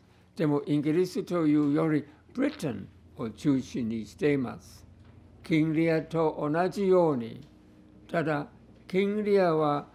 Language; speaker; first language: Japanese; non-native, fluent; English